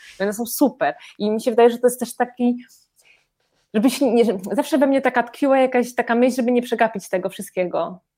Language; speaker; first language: Polish; native; Polish